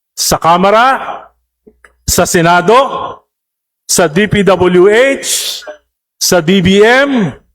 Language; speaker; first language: Filipino; native; Filipino